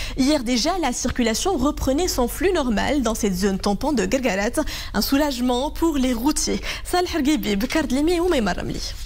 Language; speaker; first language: French; non-native, local second language; Arabic